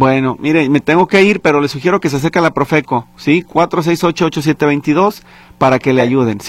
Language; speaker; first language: Spanish; native; Spanish